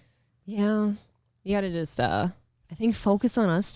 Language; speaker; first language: English; native; English